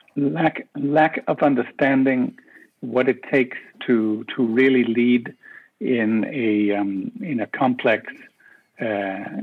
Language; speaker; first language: English; non-native, fluent; Danish